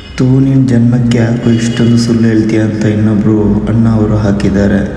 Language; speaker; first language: Kannada; non-native, local second language; Badaga